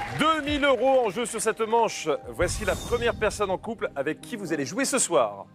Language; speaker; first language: French; native; French